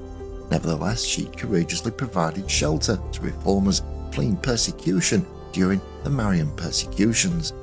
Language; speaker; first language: English; native; English